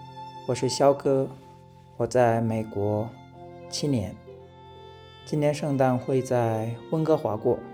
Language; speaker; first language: Chinese; native; Chinese